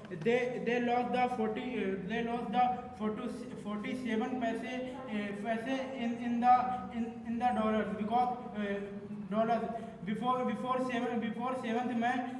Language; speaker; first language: English; non-native, learner; Hindi